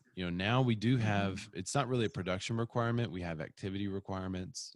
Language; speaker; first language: English; native; English